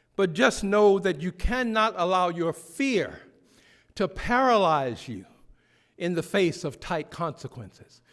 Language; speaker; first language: English; native; English